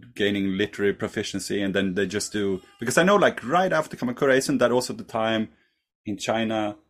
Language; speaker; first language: English; non-native, fluent; Swedish